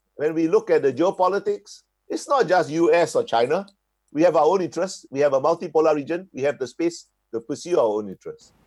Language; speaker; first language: English; native; English